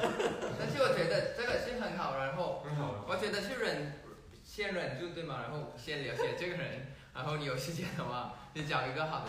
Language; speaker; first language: Chinese; non-native, fluent; Thai